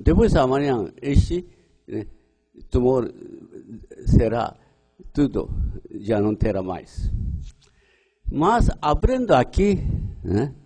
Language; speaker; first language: Portuguese; non-native, learner; Japanese